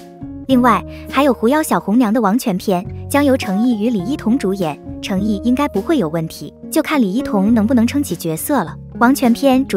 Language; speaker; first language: Chinese; native; Chinese